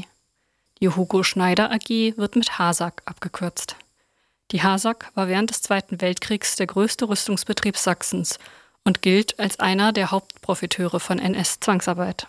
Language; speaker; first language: German; native; German